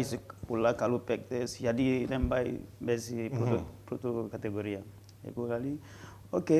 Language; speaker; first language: Greek; non-native, learner; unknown